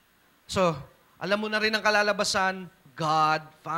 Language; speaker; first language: Filipino; native; Filipino